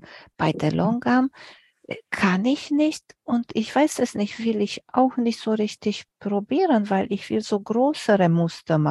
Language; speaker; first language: German; non-native, fluent; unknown